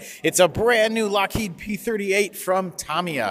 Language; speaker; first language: English; native; English